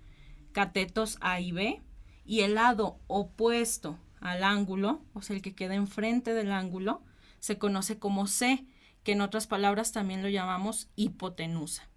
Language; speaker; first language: Spanish; native; Spanish